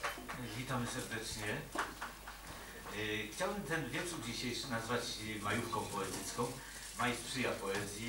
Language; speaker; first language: Polish; native; Polish